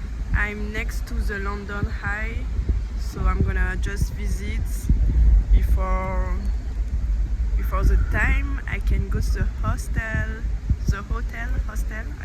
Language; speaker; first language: English; non-native, learner; French